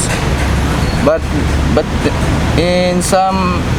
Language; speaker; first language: English; non-native, local second language; Filipino